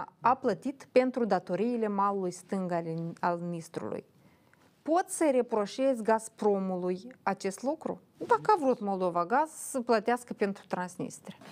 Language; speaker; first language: Romanian; native; Romanian